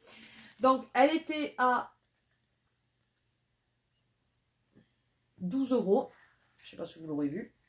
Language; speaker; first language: French; native; French